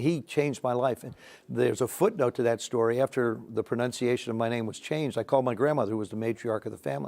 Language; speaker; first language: English; native; English